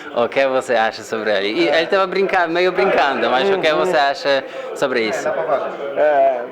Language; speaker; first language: Portuguese; non-native, fluent; Polish